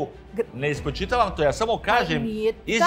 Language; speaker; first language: Serbian; native; Serbian